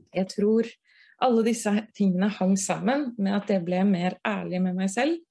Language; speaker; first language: Norwegian; native; Norwegian